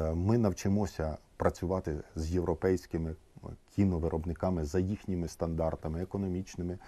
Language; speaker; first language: Ukrainian; native; Ukrainian